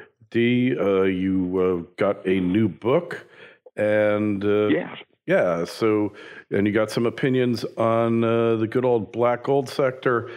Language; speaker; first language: English; native; English